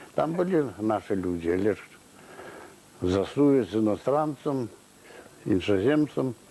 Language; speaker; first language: Russian; non-native, local second language; Belarusian